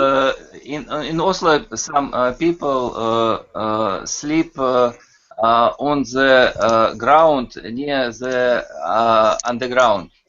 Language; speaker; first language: English; non-native, learner; Russian